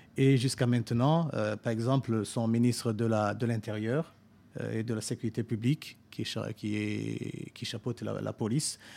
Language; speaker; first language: French; non-native, local second language; Rundi